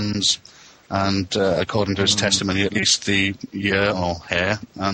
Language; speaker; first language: English; native; English